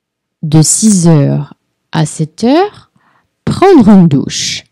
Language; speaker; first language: French; non-native, fluent; Portuguese